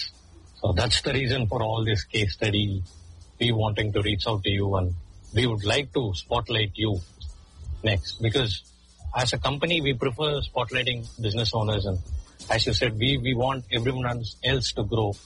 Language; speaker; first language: English; non-native, local second language; Tamil